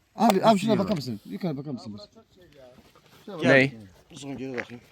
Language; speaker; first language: Turkish; native; Turkish